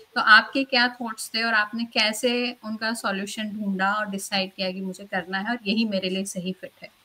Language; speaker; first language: Hindi; native; Hindi